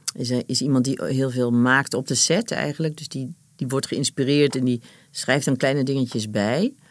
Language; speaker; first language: Dutch; native; Dutch